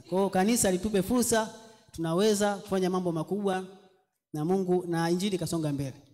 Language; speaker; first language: Swahili; native; Swahili